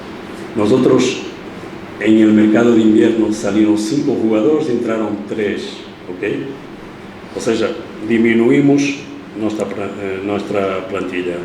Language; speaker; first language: Spanish; non-native, fluent; Portuguese